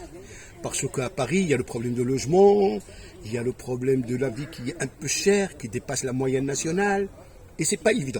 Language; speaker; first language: French; native; French